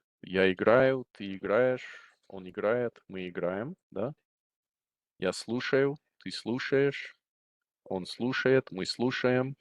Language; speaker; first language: Russian; non-native, fluent; English